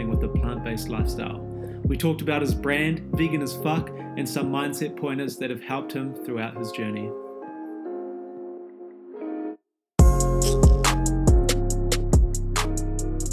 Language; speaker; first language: English; native; English